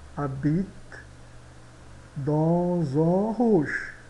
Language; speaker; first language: French; non-native, learner; Portuguese